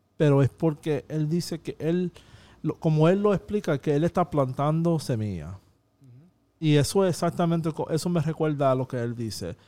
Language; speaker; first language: Spanish; early bilingual, heritage; Spanish